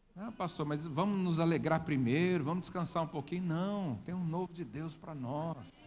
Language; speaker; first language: Portuguese; native; Portuguese